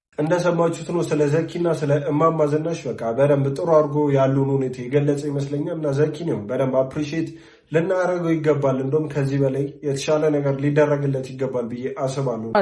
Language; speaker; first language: Amharic; native; Amharic